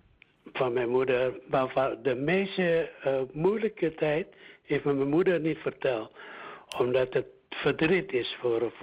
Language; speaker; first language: Dutch; early bilingual, other home language; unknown